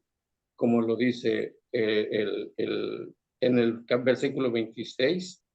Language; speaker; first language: Spanish; native; Spanish